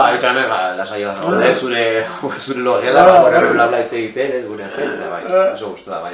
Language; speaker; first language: Basque; non-native, local second language; Spanish